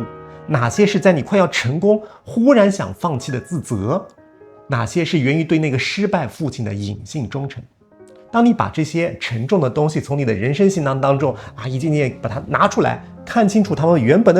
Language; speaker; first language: Chinese; native; Chinese